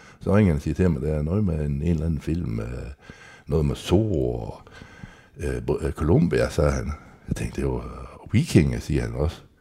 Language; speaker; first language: Danish; native; Danish